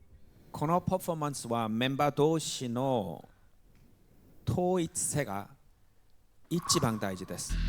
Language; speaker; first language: Japanese; non-native, fluent; Korean